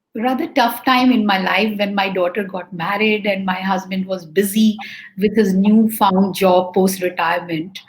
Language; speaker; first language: English; non-native, local second language; Hindi